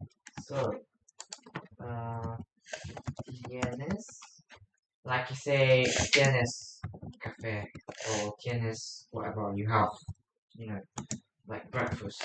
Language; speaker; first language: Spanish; non-native, learner; English